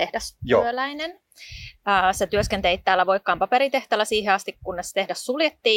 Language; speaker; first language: Finnish; native; Finnish